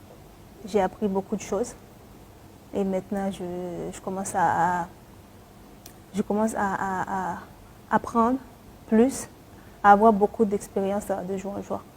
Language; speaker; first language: French; non-native, local second language; Haitian Creole